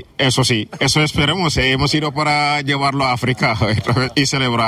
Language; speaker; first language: Spanish; non-native, fluent; Wolof